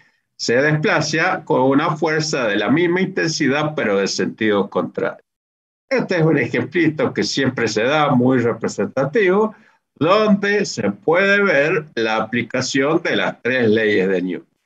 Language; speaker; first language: Spanish; native; Spanish